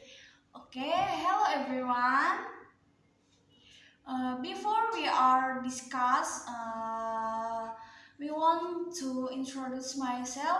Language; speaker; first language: English; non-native, learner; Indonesian